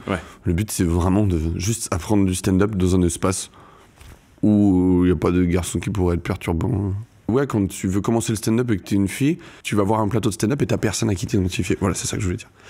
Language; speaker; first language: French; native; French